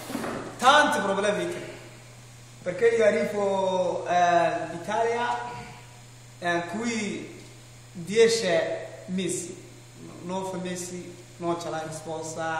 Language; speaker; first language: Italian; non-native, learner; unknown